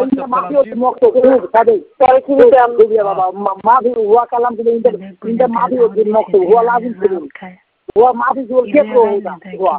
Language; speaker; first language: Arabic; non-native, learner; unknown